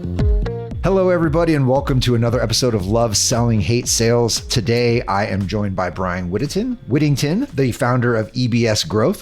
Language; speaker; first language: English; native; English